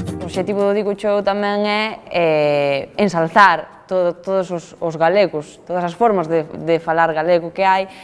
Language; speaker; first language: Galician; native; Galician